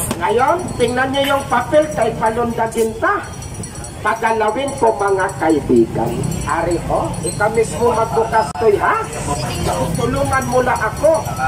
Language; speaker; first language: Filipino; non-native, local second language; Cebuano